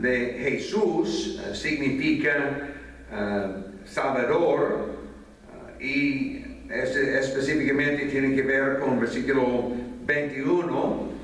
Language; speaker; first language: Spanish; non-native, fluent; English